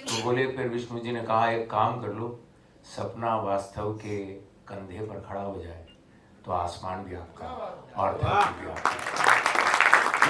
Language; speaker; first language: Hindi; native; Hindi